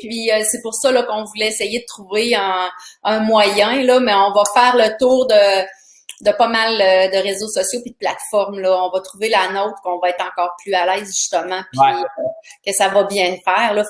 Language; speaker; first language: French; native; French